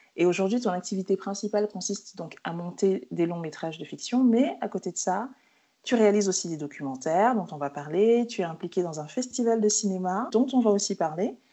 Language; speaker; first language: French; native; French